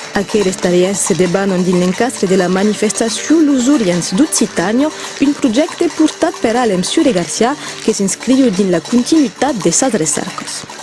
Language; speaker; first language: Occitan; non-native, local second language; French